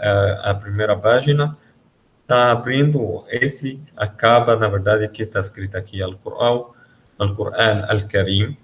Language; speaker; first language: Portuguese; non-native, learner; Arabic